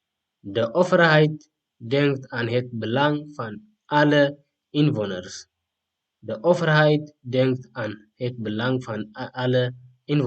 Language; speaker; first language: Dutch; non-native, fluent; Tigrinya